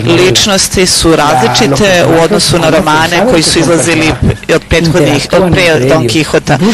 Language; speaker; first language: Serbian; non-native, fluent; Spanish